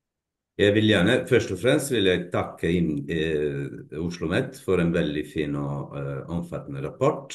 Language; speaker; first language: Norwegian; non-native, fluent; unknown